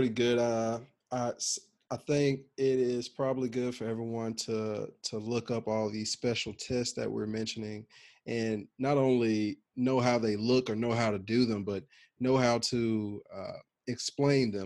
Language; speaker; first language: English; native; English